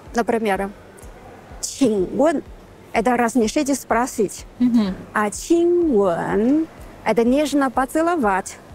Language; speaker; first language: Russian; non-native, fluent; Chinese